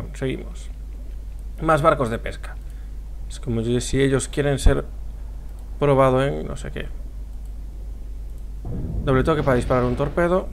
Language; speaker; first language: Spanish; native; Spanish